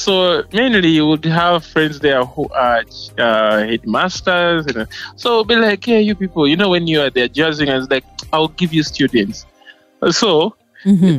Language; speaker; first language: English; non-native, local second language; Ganda